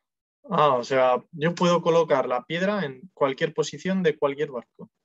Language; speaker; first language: Spanish; non-native, learner; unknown